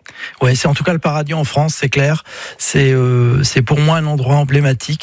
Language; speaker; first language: French; native; French